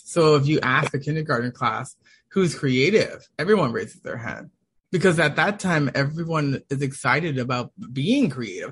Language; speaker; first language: English; native; English